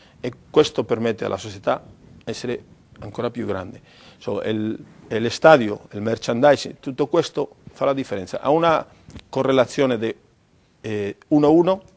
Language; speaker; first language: Italian; non-native, fluent; Spanish